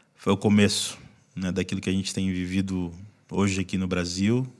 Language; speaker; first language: Portuguese; native; Portuguese